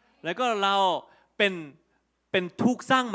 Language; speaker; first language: Thai; non-native, fluent; Korean